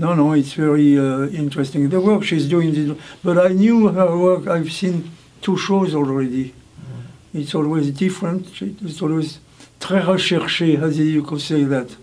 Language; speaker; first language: English; non-native, fluent; French